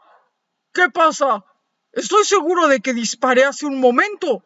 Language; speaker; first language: Spanish; native; Spanish